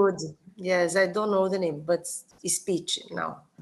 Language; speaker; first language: English; non-native, learner; Portuguese